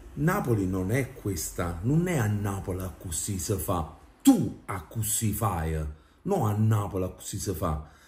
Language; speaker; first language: Italian; native; Italian